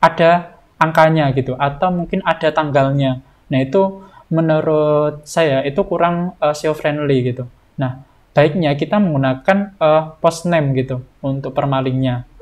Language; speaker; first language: Indonesian; native; Indonesian